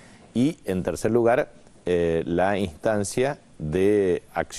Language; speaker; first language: Spanish; native; Spanish